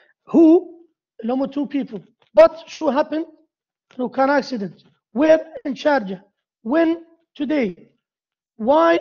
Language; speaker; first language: English; non-native, fluent; Arabic